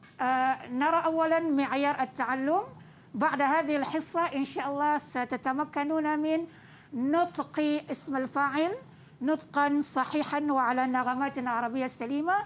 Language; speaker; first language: Arabic; non-native, fluent; Malay